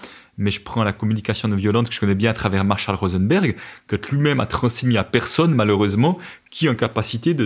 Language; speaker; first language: French; native; French